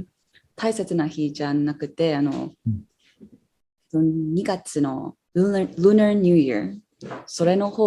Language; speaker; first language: Japanese; non-native, fluent; English